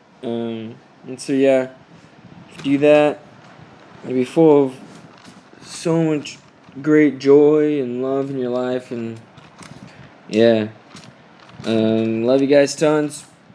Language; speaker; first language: English; native; English